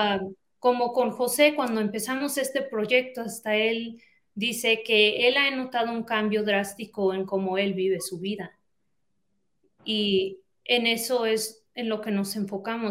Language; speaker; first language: Spanish; early bilingual, heritage; Spanish